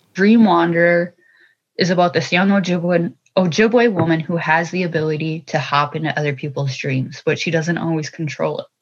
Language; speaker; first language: English; native; English